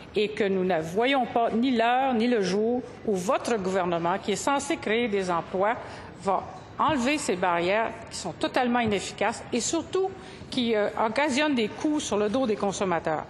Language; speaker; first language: French; native; French